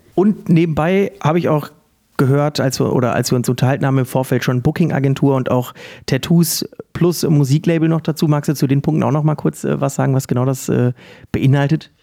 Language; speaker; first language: German; native; German